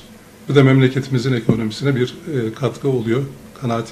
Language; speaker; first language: Turkish; native; Turkish